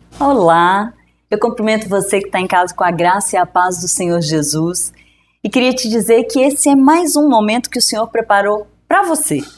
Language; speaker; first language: Portuguese; native; Portuguese